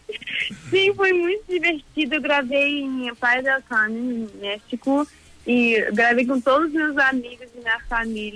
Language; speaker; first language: Portuguese; early bilingual, heritage; Portuguese